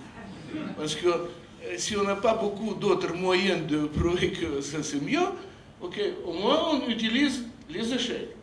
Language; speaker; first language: French; non-native, fluent; Russian